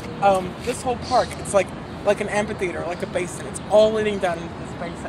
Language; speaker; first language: English; native; English